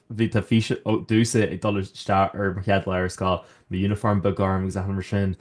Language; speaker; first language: Irish; native; Irish